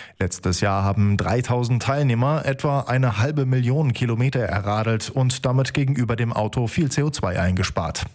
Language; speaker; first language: German; native; German